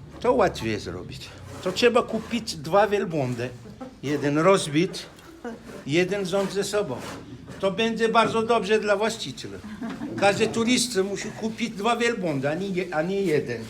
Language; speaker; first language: Polish; non-native, learner; Arabic